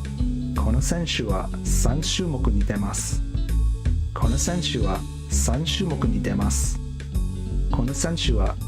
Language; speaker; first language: Japanese; non-native, learner; Cantonese